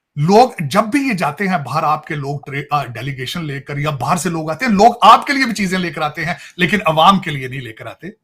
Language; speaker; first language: Urdu; non-native, local second language; Punjabi